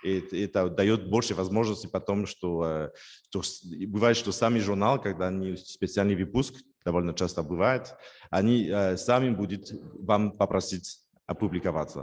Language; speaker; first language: Russian; non-native, fluent; French